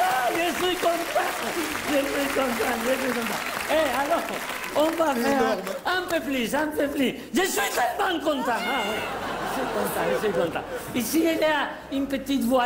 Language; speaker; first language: French; non-native, learner; Spanish